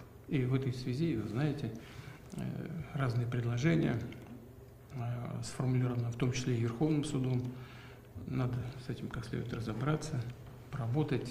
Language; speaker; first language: Russian; native; Russian